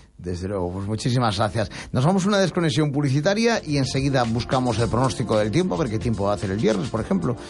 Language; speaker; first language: Spanish; native; Spanish